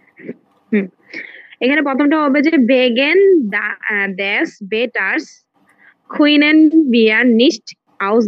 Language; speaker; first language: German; non-native, learner; Bangla